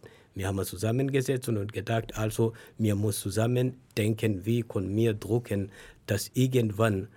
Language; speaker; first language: German; non-native, learner; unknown